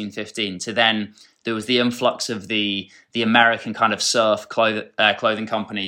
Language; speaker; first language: English; native; English